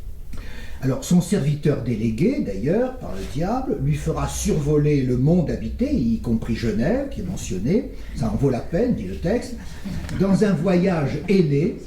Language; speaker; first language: French; native; French